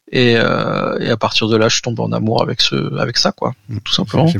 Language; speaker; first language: French; native; French